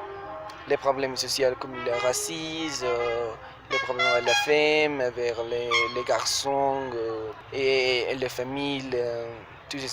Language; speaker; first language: French; non-native, learner; Spanish